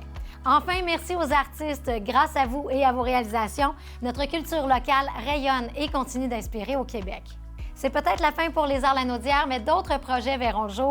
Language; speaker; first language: French; native; French